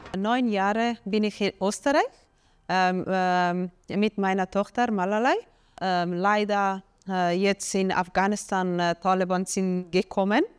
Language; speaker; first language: German; non-native, learner; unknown